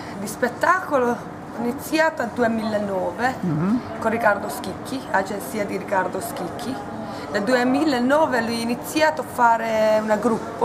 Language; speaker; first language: Italian; non-native, learner; Hungarian